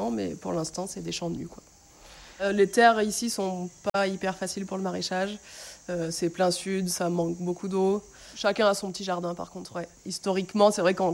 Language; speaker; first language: French; native; French